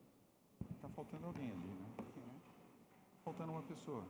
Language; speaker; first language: Portuguese; native; Portuguese